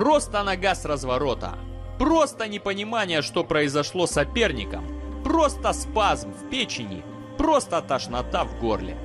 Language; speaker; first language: Russian; native; Russian